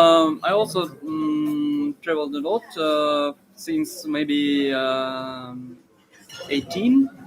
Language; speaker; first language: English; non-native, learner; Russian